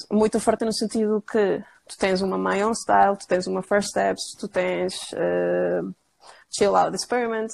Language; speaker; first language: Portuguese; non-native, fluent; Spanish